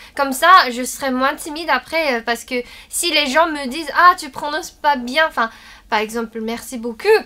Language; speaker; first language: French; non-native, learner; Japanese